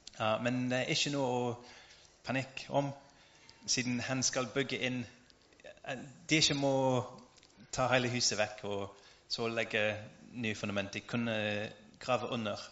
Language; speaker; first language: Norwegian; non-native, learner; English